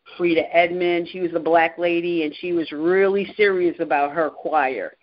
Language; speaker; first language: English; native; English